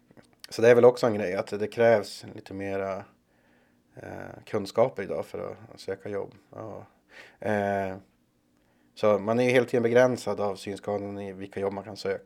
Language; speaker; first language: Swedish; native; Swedish